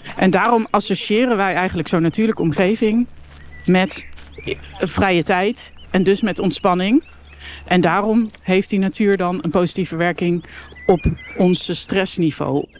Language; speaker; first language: Dutch; native; Dutch